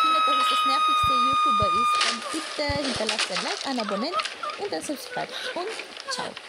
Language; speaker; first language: German; native; German